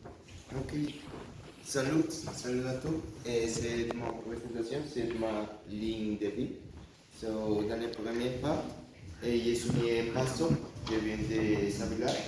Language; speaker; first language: French; non-native, learner; Spanish